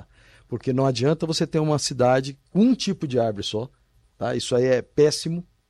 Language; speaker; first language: Portuguese; native; Portuguese